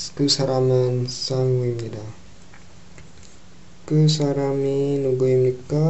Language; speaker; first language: Korean; non-native, learner; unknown